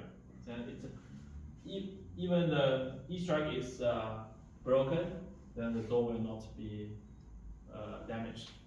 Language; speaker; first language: English; non-native, local second language; Chinese